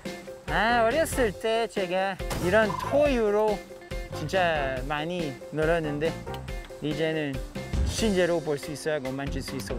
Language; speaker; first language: Korean; non-native, learner; English